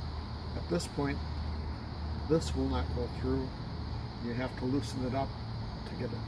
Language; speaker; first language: English; native; English